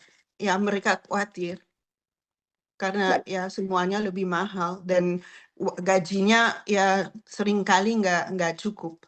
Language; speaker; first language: Indonesian; non-native, fluent; French